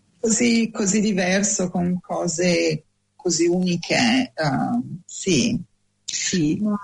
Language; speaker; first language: Italian; native; Italian